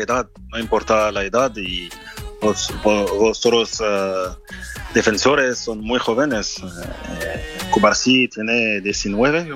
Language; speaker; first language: Spanish; non-native, fluent; French